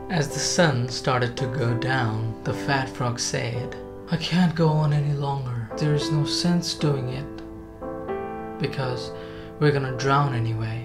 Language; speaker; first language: English; non-native, local second language; Bangla